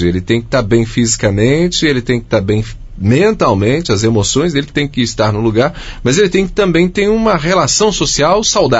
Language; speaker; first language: Portuguese; native; Portuguese